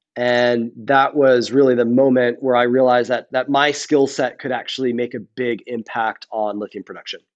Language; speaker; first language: English; native; English